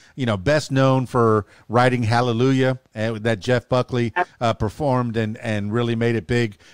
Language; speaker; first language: English; native; English